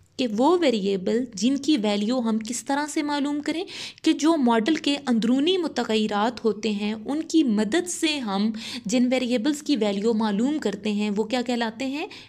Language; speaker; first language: Urdu; non-native, local second language; Punjabi